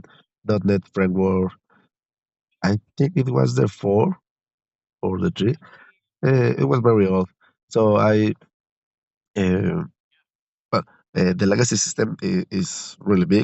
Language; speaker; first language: English; non-native, learner; Spanish